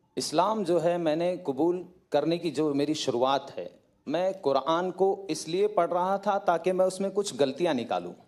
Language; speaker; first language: Hindi; native; Hindi